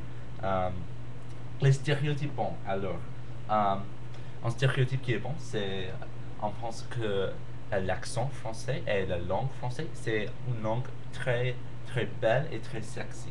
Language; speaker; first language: French; non-native, learner; English